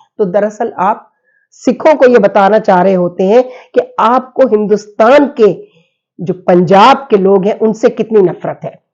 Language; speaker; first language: Urdu; native; Urdu